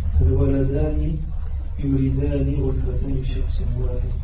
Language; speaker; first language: Arabic; non-native, learner; French